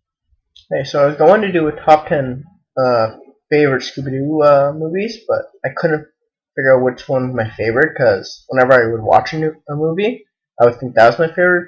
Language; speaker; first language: English; native; English